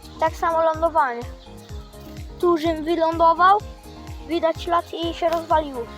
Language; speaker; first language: Polish; native; Polish